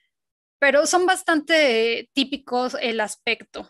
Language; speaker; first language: Spanish; native; Spanish